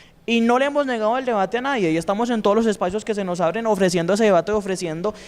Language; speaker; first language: Spanish; native; Spanish